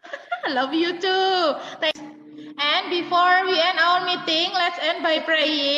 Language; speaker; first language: English; non-native, fluent; Indonesian